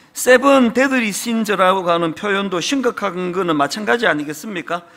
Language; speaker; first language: Korean; native; Korean